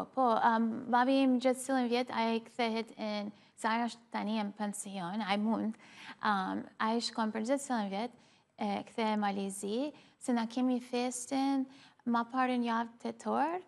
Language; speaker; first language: Albanian; early bilingual, heritage; Albanian